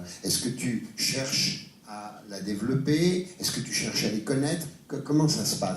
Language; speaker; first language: French; native; French